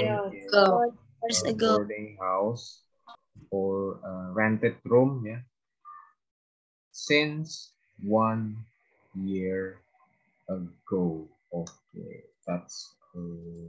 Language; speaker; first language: English; non-native, fluent; Indonesian